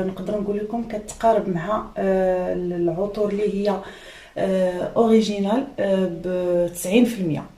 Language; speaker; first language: Arabic; native; Arabic